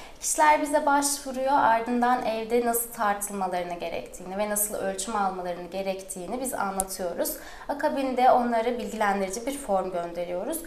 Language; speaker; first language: Turkish; early bilingual, heritage; Turkish